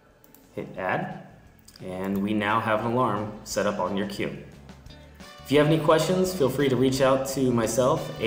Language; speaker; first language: English; native; English